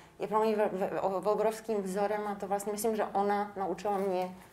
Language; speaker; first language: Czech; non-native, fluent; Polish